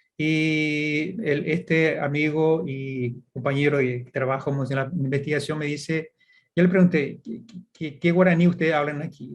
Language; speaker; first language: Spanish; early bilingual, heritage; Portuguese